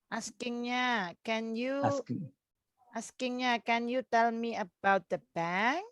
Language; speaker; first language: English; non-native, learner; Indonesian